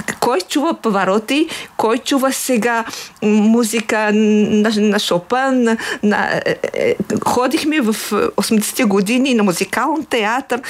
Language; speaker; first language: Bulgarian; non-native, fluent; Arabic